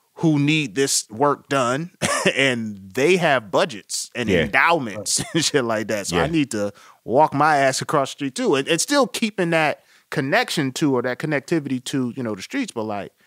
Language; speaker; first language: English; native; English